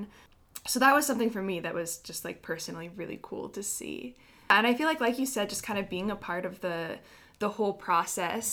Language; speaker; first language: English; native; English